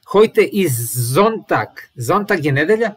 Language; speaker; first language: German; non-native, learner; Serbian